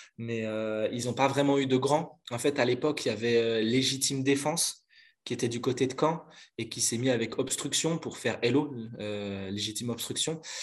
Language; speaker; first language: French; native; French